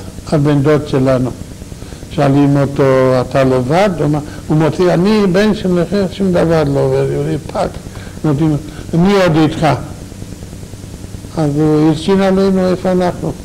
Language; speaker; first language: Hebrew; non-native, fluent; Romanian